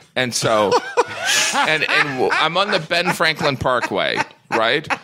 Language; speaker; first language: English; native; English